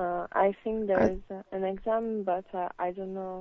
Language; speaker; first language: English; non-native, learner; French